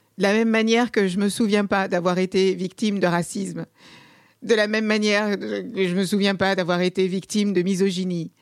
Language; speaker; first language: French; early bilingual, other home language; Kabuverdianu